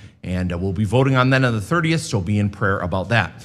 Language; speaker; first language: English; native; English